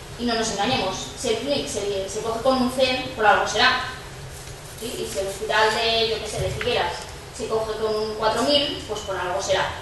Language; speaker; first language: Spanish; non-native, local second language; Catalan